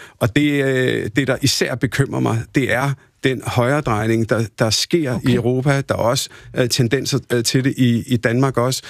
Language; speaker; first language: Danish; early bilingual, other home language; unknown